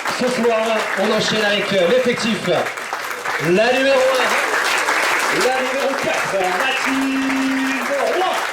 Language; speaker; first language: French; native; French